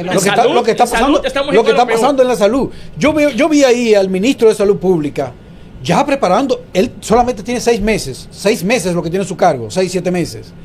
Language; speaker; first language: Spanish; native; Spanish